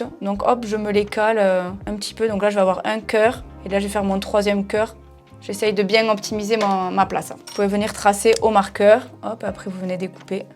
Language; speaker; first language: French; native; French